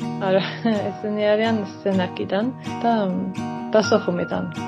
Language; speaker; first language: Georgian; non-native, fluent; Swedish